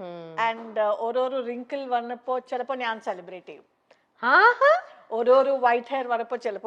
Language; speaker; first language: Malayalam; non-native, learner; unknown